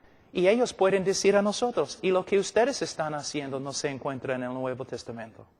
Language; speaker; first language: Spanish; non-native, fluent; English